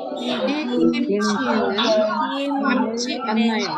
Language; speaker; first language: Korean; non-native, learner; Indonesian